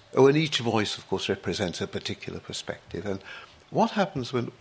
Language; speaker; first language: English; native; English